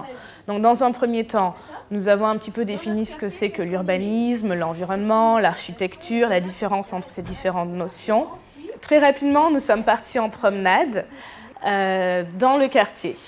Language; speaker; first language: French; native; French